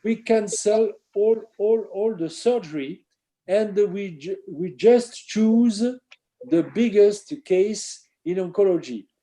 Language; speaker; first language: English; non-native, fluent; French